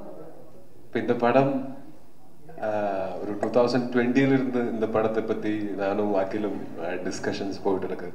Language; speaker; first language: Tamil; non-native, learner; Malayalam